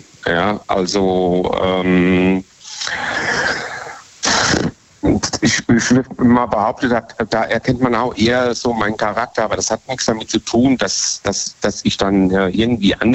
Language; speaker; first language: German; native; German